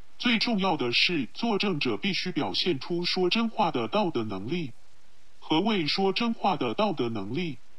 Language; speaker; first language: Chinese; non-native, local second language; Cantonese